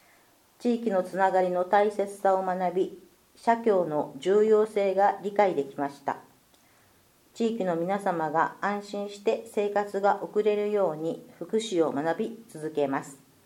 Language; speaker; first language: Japanese; native; Japanese